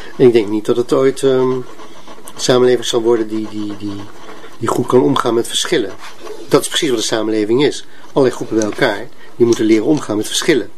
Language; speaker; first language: Dutch; native; Dutch